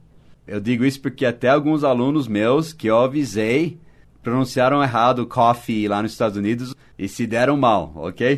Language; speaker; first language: Portuguese; non-native, fluent; English